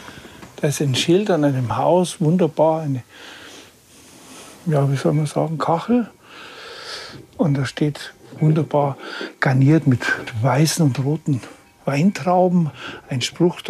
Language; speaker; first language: German; native; German